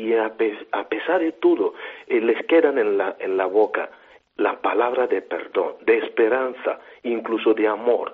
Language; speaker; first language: Spanish; non-native, fluent; Igbo